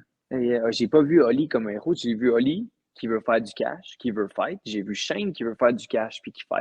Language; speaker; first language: French; native; French